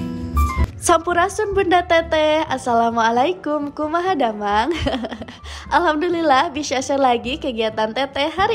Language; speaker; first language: Indonesian; non-native, local second language; Sundanese